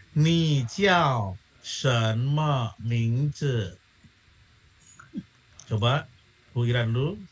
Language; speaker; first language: Chinese; non-native, fluent; Indonesian